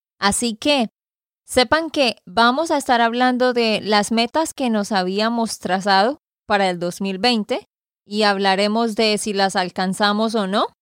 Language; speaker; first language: Spanish; native; Spanish